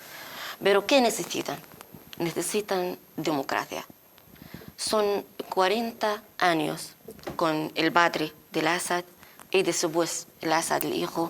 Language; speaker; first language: Spanish; non-native, learner; Arabic